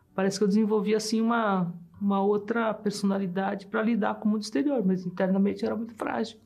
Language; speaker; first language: Portuguese; early bilingual, other home language; German